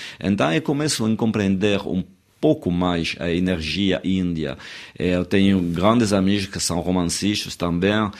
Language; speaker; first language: Portuguese; non-native, fluent; French